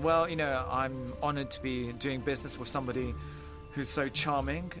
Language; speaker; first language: English; early bilingual, heritage; English